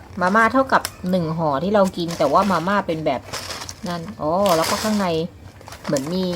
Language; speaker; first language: Thai; native; Thai